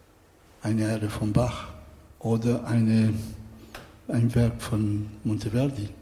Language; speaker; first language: German; non-native, fluent; Spanish